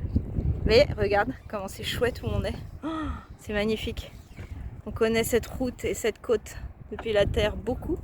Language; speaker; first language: French; native; French